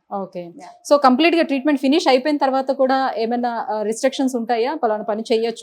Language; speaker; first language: Telugu; native; Telugu